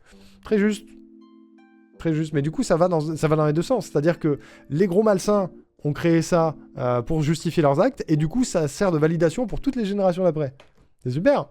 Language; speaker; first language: French; native; French